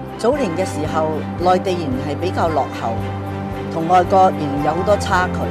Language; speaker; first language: Chinese; non-native, local second language; Cantonese